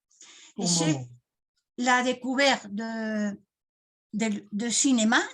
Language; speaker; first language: French; non-native, fluent; Spanish